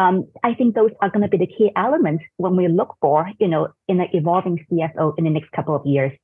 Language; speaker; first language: English; non-native, fluent; Cantonese